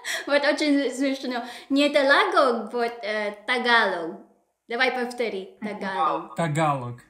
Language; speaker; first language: Russian; non-native, learner; Filipino